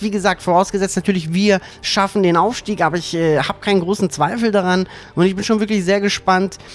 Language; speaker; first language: German; native; German